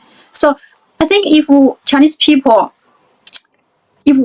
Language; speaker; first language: English; non-native, fluent; Chinese